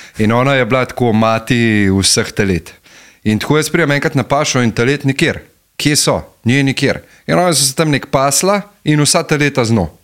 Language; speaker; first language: Slovenian; native; Slovenian